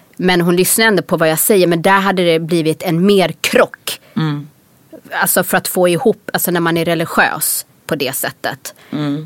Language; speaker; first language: Swedish; native; Swedish